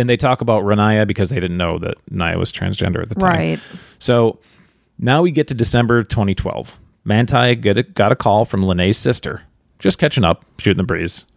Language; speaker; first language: English; native; English